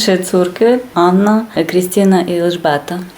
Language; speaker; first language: Polish; non-native, learner; Ukrainian